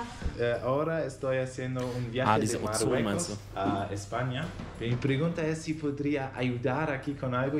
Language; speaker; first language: Spanish; non-native, learner; German